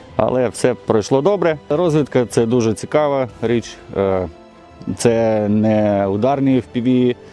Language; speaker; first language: Ukrainian; non-native, local second language; Russian